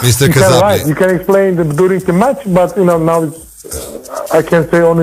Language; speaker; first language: English; non-native, learner; Turkish